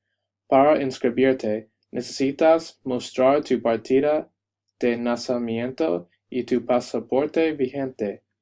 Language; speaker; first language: Spanish; non-native, learner; English